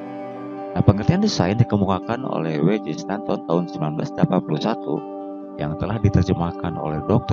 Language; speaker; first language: Indonesian; native; Indonesian